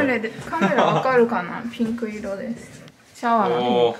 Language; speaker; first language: Japanese; non-native, learner; Chinese